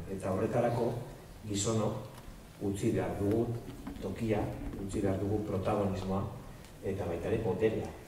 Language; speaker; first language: Basque; non-native, local second language; Spanish